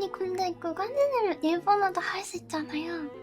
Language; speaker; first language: Korean; non-native, learner; Japanese